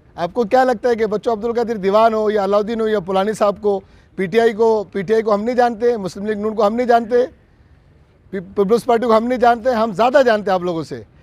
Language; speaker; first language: Urdu; non-native, local second language; Bangla